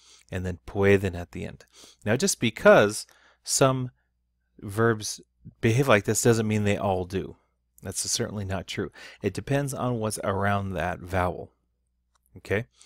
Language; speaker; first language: English; native; English